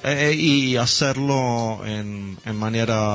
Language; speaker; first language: Spanish; non-native, learner; Italian